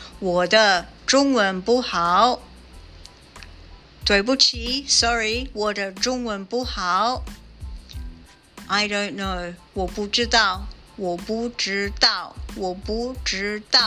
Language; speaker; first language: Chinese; non-native, learner; English